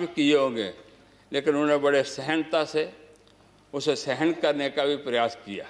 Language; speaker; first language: Hindi; non-native, local second language; Dogri